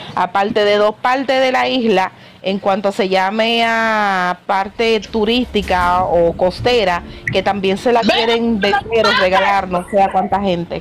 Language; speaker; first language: Spanish; native; Spanish